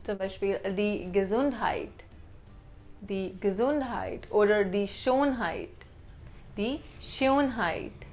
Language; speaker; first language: German; non-native, fluent; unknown